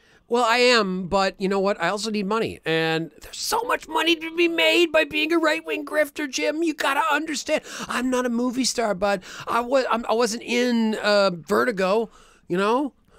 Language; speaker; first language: English; native; English